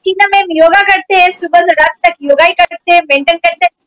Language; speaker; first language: Hindi; non-native, local second language; Bangla